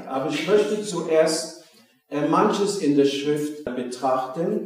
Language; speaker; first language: German; non-native, fluent; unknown